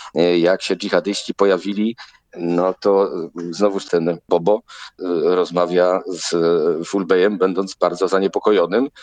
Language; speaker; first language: Polish; native; Polish